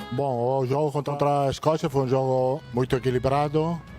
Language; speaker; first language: Portuguese; non-native, fluent; Italian